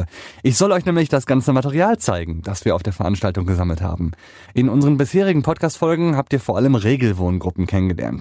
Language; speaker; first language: German; native; German